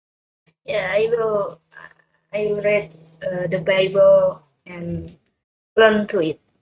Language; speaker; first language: English; non-native, learner; Indonesian